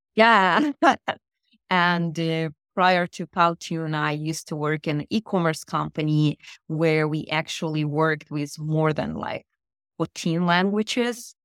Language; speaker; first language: English; non-native, fluent; Russian